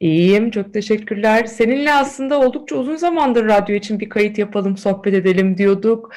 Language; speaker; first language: Turkish; native; Turkish